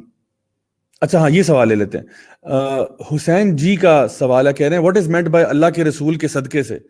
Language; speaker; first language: Urdu; native; Urdu